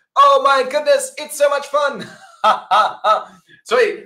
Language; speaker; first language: English; native; English